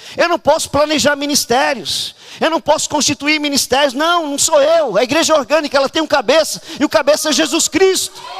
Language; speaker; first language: Portuguese; native; Portuguese